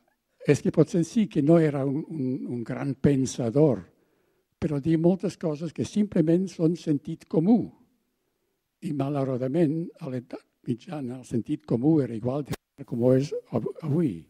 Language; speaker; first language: Catalan; non-native, fluent; German